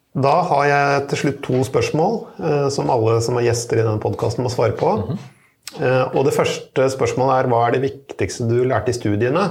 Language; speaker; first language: Norwegian; native; Norwegian